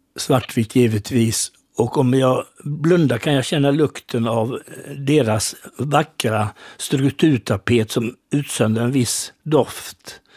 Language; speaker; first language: Swedish; native; Swedish